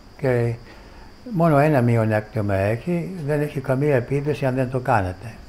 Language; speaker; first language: Greek; non-native, fluent; English